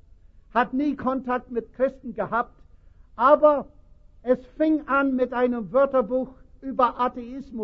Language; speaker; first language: German; non-native, fluent; English